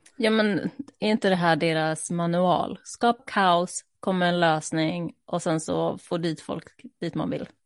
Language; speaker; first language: Swedish; native; Swedish